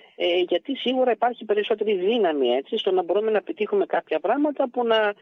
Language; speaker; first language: Greek; early bilingual, heritage; Greek